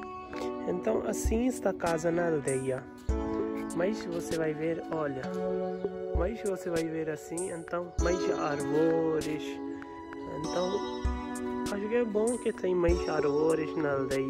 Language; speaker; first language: Portuguese; non-native, learner; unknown